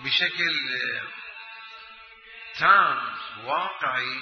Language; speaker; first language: Arabic; native; Arabic